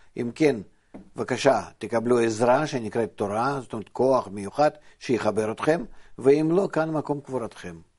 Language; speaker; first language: Hebrew; non-native, fluent; Russian